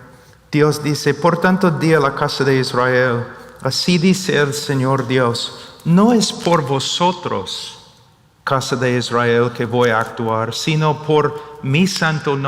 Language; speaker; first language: Spanish; non-native, fluent; English